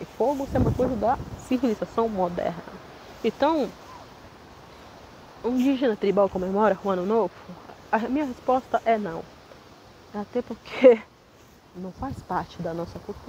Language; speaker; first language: Portuguese; non-native, local second language; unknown